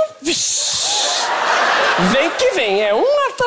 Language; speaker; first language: Portuguese; native; Portuguese